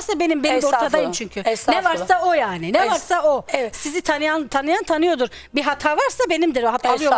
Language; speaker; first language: Turkish; native; Turkish